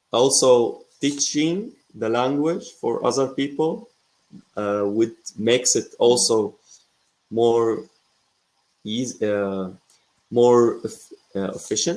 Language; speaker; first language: English; non-native, fluent; Arabic